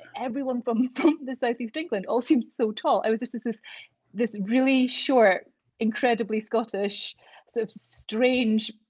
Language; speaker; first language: English; native; English